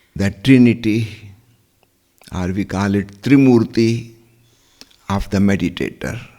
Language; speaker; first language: English; non-native, local second language; Hindi